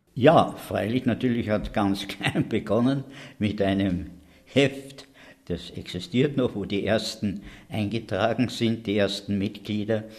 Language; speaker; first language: German; native; German